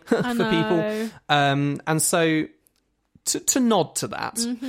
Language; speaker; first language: English; native; English